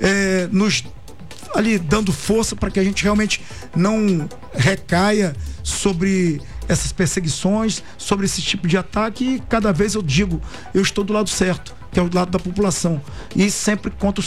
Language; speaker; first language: Portuguese; native; Portuguese